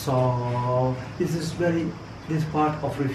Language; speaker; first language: English; non-native, learner; Persian